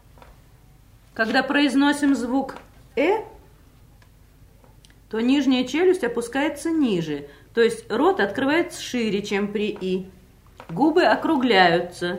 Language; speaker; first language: Russian; native; Russian